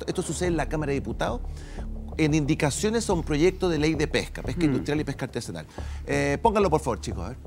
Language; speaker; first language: Spanish; native; Spanish